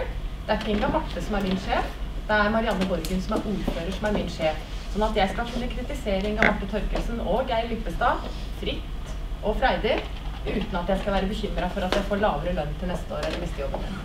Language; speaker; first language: Norwegian; native; Norwegian